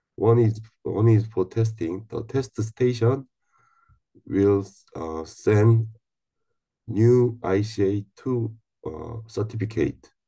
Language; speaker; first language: English; non-native, learner; Korean